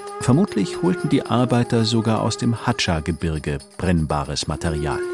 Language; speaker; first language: German; native; German